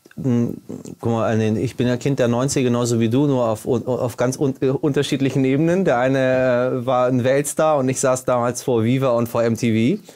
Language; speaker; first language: German; native; German